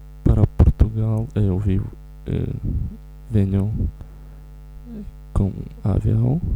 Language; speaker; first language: Portuguese; non-native, learner; Romanian